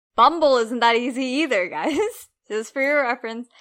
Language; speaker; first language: English; early bilingual, other home language; Urdu